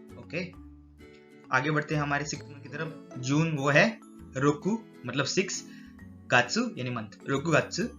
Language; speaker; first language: Hindi; native; Hindi